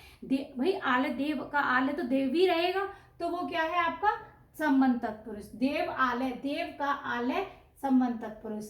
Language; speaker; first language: Hindi; native; Hindi